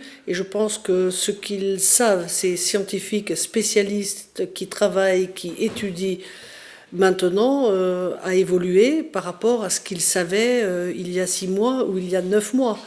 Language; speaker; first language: French; native; French